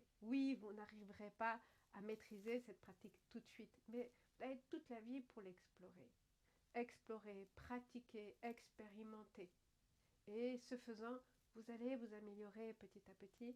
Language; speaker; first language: French; native; French